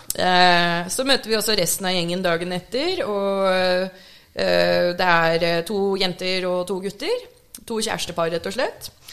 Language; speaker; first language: Norwegian; early bilingual, other home language; English